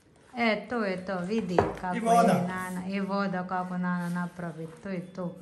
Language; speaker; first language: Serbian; non-native, learner; Filipino